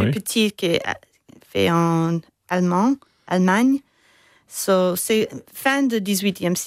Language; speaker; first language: French; non-native, fluent; English